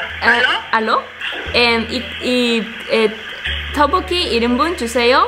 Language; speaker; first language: Korean; non-native, learner; Spanish